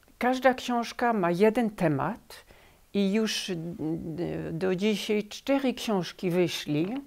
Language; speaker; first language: Polish; early bilingual, heritage; Polish